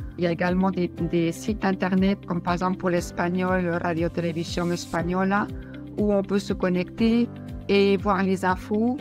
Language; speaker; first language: French; non-native, fluent; Spanish